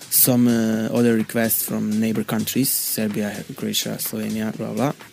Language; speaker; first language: English; non-native, learner; Bosnian